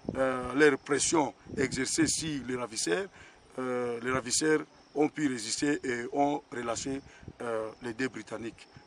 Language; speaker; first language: French; non-native, local second language; Swahili